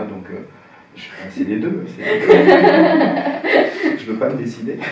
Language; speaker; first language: French; native; French